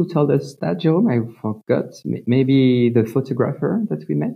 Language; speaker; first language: English; non-native, fluent; French